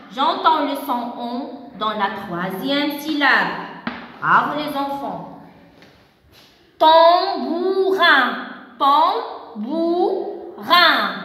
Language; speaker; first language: French; non-native, local second language; Arabic